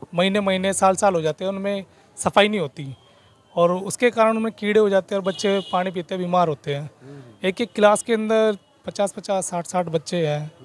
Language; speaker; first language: Hindi; native; Hindi